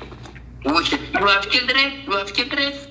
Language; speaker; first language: English; non-native, learner; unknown